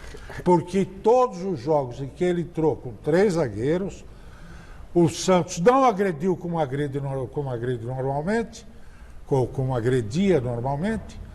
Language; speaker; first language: Portuguese; native; Portuguese